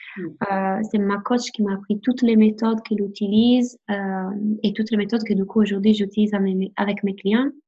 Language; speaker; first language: French; non-native, fluent; Italian